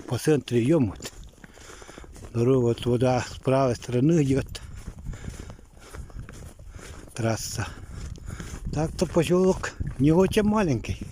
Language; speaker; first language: Russian; non-native, local second language; Yakut